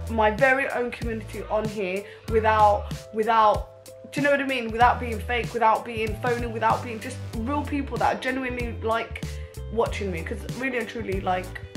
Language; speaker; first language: English; native; English